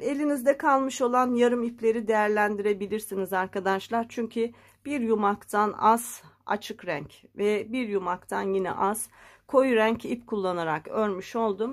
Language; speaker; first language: Turkish; native; Turkish